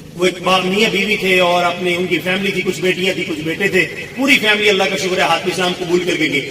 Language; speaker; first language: Urdu; non-native, local second language; Punjabi